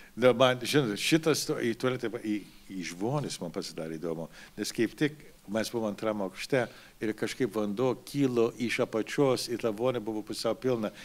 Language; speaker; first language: Lithuanian; early bilingual, heritage; Lithuanian